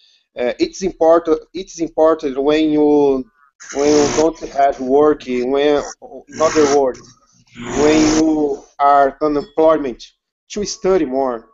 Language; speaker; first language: English; non-native, learner; Portuguese